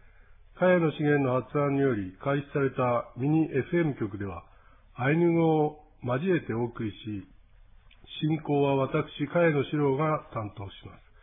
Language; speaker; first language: Japanese; native; Japanese